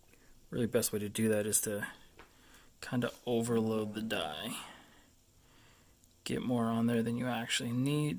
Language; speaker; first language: English; native; English